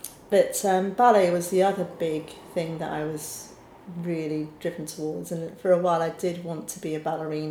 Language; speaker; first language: English; native; English